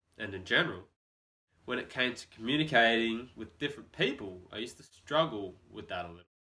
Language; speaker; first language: English; native; English